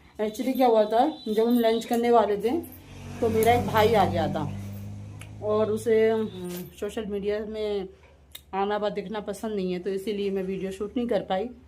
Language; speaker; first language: Hindi; non-native, local second language; Bangla